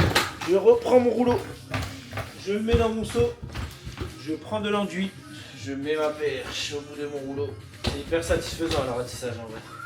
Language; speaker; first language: French; native; French